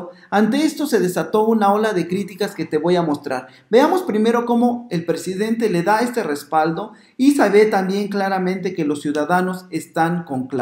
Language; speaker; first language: Spanish; native; Spanish